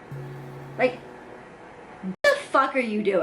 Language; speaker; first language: English; native; English